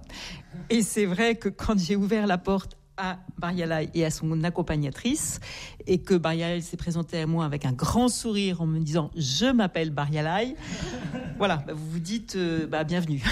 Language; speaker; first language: French; native; French